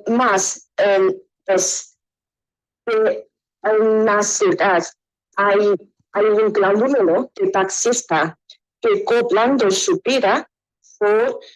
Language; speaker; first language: Spanish; non-native, learner; Chinese